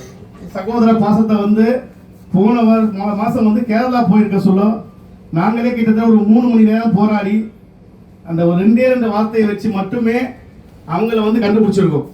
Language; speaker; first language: Tamil; native; Tamil